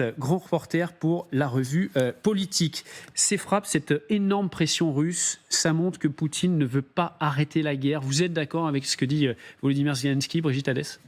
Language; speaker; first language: French; native; French